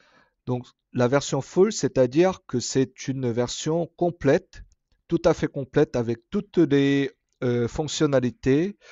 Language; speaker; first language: French; non-native, fluent; Korean